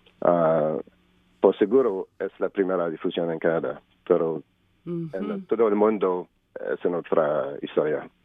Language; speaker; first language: Spanish; non-native, learner; French